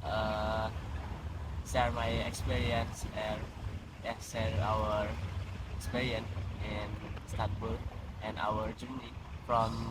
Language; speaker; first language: English; non-native, learner; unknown